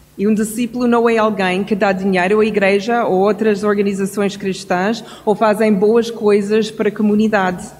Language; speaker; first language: Portuguese; non-native, fluent; English